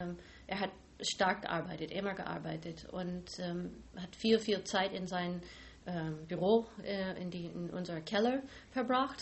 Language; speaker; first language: German; non-native, fluent; English